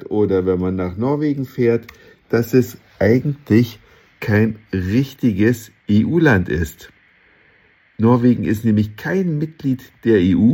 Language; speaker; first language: German; native; German